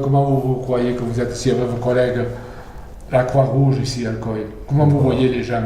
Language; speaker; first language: French; non-native, fluent; Spanish